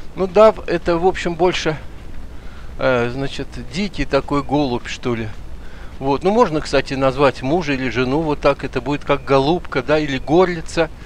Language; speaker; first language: Russian; native; Russian